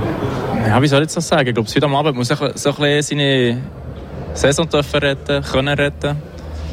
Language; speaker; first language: German; native; German